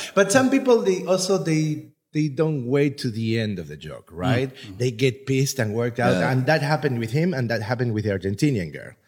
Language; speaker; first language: English; non-native, fluent; Spanish